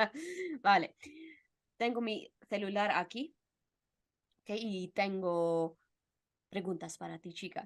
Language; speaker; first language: Spanish; non-native, fluent; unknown